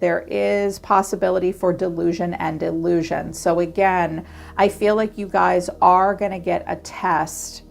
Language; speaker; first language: English; native; English